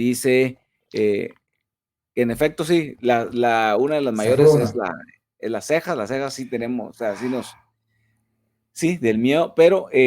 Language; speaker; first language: Spanish; native; Spanish